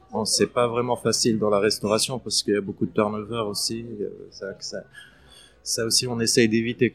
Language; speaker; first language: French; non-native, fluent; Arabic